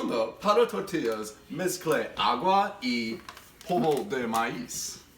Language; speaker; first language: Spanish; non-native, learner; English